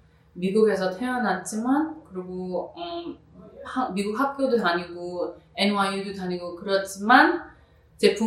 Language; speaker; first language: Korean; early bilingual, heritage; Korean